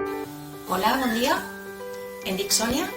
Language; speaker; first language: Catalan; non-native, local second language; Spanish